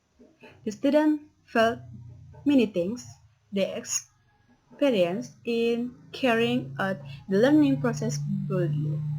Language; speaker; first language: English; non-native, learner; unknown